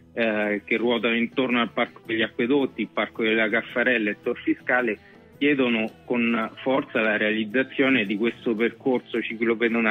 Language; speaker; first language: Italian; native; Italian